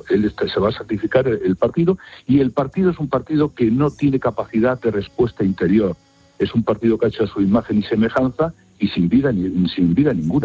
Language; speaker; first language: Spanish; native; Spanish